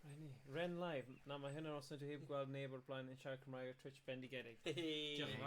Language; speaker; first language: Welsh; native; Welsh